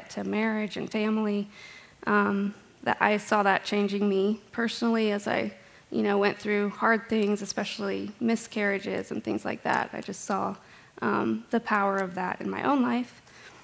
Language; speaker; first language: English; native; English